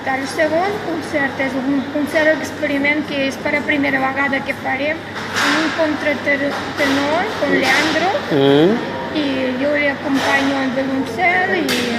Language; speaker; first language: Catalan; non-native, fluent; Russian